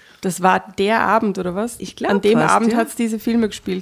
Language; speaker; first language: German; native; German